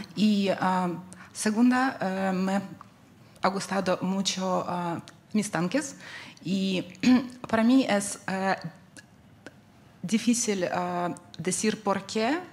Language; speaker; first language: Spanish; non-native, learner; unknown